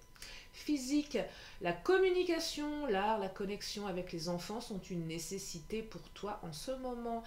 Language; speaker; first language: French; native; French